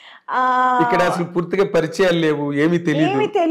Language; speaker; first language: Telugu; native; Telugu